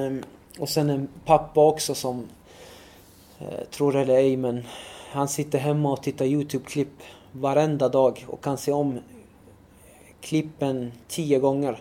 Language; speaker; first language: Swedish; early bilingual, other home language; Arabic